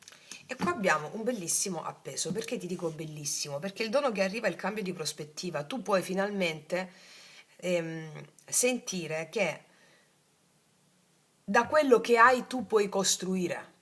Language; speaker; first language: Italian; native; Italian